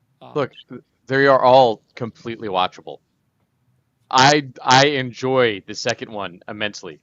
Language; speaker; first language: English; native; English